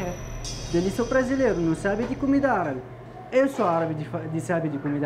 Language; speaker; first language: Portuguese; non-native, learner; Arabic